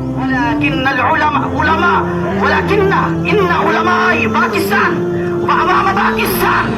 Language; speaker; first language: Arabic; non-native, fluent; Urdu